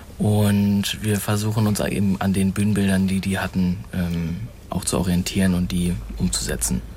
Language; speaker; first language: German; native; German